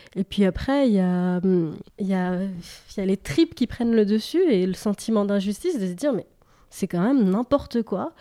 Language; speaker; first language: French; native; French